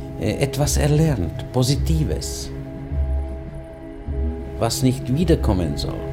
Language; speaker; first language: German; non-native, fluent; Czech